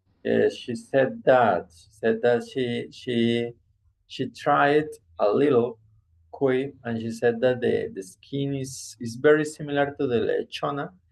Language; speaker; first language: English; non-native, fluent; Spanish